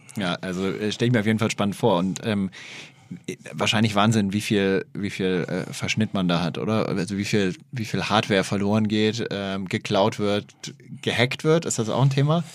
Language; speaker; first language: German; native; German